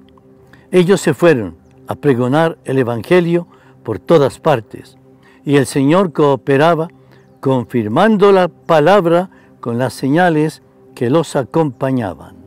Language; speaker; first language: Spanish; native; Spanish